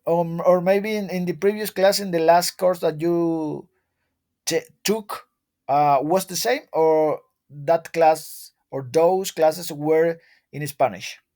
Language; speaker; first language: English; non-native, learner; Spanish